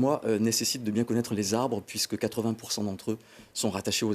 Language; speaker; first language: French; native; French